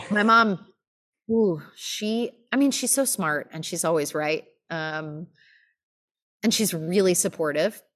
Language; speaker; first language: English; native; English